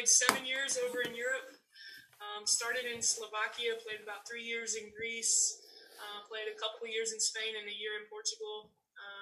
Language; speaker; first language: English; native; English